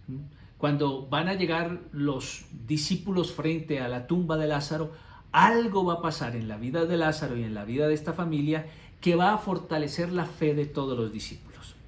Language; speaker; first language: Spanish; native; Spanish